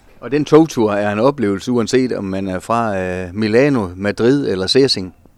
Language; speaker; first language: Danish; native; Danish